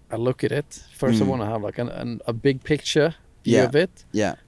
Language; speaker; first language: English; non-native, fluent; Swedish